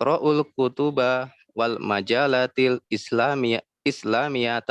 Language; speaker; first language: Arabic; non-native, learner; Indonesian